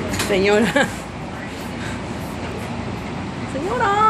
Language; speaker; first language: Spanish; native; Spanish